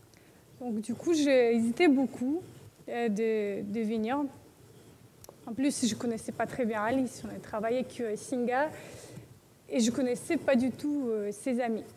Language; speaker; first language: French; non-native, learner; Russian